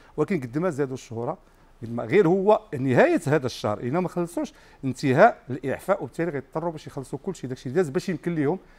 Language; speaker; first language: Arabic; native; Arabic